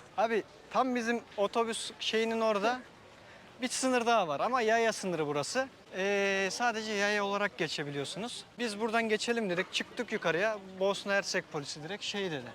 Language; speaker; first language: Turkish; native; Turkish